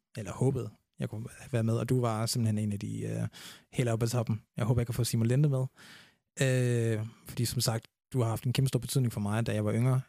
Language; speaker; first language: Danish; early bilingual, other home language; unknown